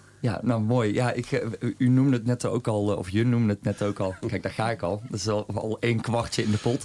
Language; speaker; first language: Dutch; native; Dutch